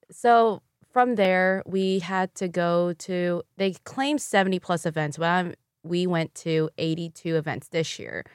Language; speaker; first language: English; early bilingual, other home language; Vietnamese